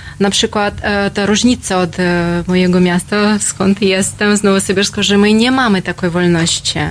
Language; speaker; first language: Polish; non-native, learner; Russian